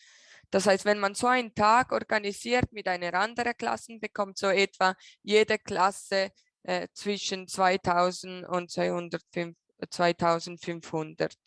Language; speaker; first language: German; non-native, local second language; Italian